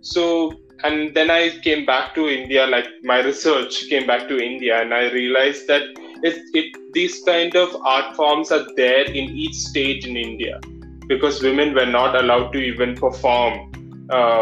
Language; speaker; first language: English; non-native, local second language; Malayalam